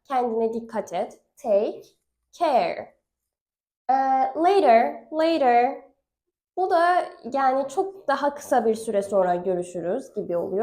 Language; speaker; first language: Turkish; non-native, fluent; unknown